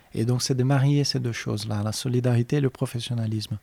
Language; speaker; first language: French; non-native, fluent; Portuguese